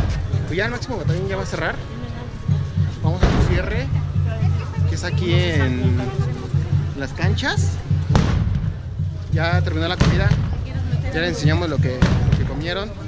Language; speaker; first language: Spanish; native; Spanish